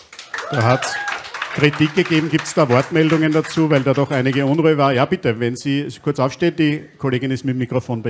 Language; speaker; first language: German; native; German